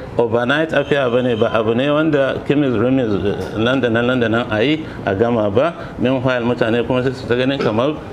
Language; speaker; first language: Hausa; native; Hausa